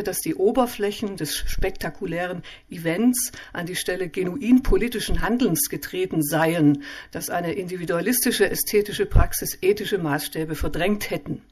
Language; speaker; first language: German; native; German